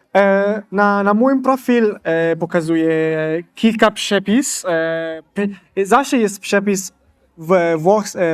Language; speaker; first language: Polish; non-native, fluent; Italian